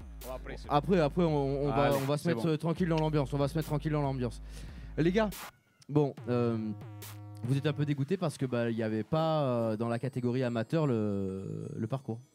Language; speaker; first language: French; native; French